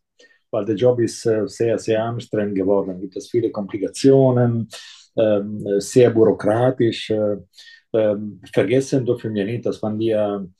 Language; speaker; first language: German; non-native, fluent; Italian